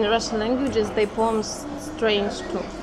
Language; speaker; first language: English; non-native, learner; Russian